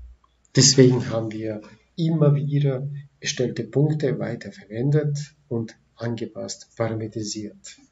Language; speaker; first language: German; non-native, fluent; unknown